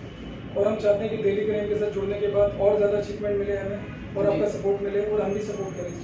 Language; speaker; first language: Hindi; native; Hindi